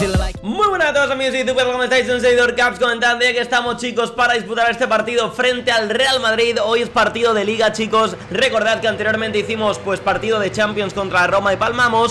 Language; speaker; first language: Spanish; native; Spanish